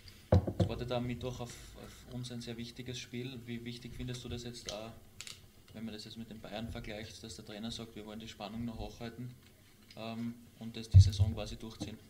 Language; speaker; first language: German; native; German